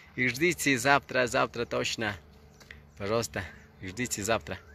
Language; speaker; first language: Russian; non-native, learner; Spanish